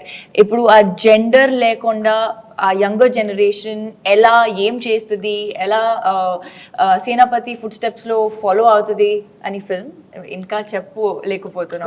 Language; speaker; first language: Telugu; non-native, fluent; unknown